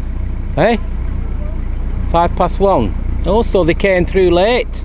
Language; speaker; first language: English; native; English